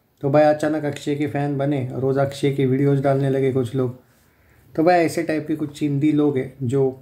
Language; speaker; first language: Hindi; non-native, local second language; Marathi